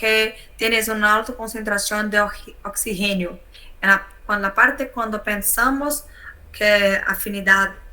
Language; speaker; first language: Spanish; non-native, learner; Portuguese